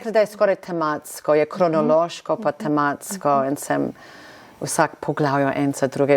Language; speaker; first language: Slovenian; non-native, fluent; English